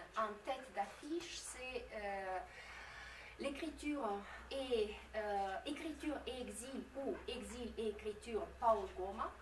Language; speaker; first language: French; non-native, fluent; Romanian